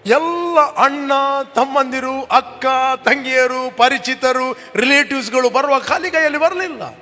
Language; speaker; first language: Kannada; non-native, local second language; Konkani